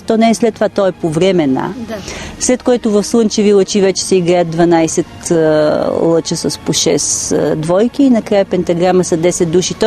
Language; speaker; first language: Bulgarian; native; Bulgarian